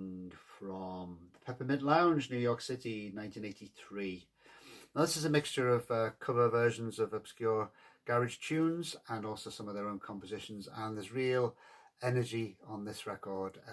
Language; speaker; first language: English; native; English